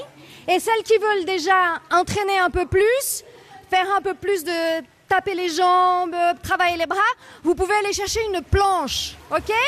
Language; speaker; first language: French; native; French